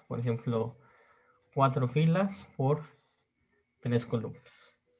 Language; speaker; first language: Spanish; native; Spanish